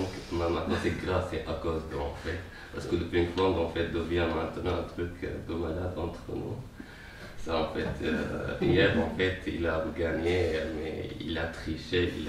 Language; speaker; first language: French; non-native, fluent; Arabic